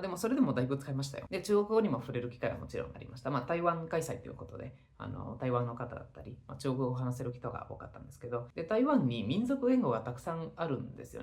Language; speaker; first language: Japanese; non-native, fluent; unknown